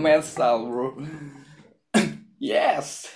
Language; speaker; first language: English; non-native, learner; Indonesian